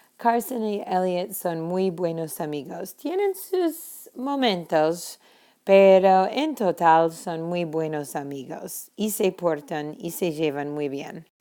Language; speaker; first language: Spanish; non-native, fluent; English